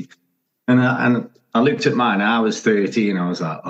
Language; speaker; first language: English; native; English